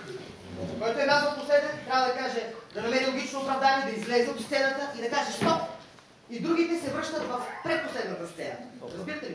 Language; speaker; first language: Bulgarian; native; Bulgarian